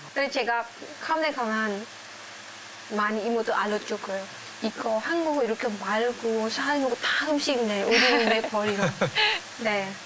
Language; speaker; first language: Korean; non-native, learner; Khmer